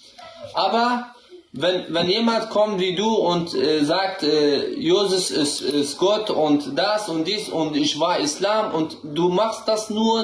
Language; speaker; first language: German; non-native, learner; Central Kurdish